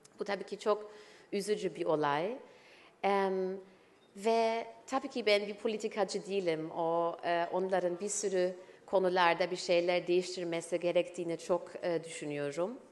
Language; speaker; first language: Turkish; early bilingual, heritage; German